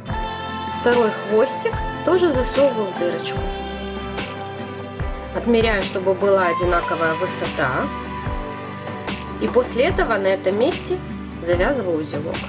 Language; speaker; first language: Russian; native; Russian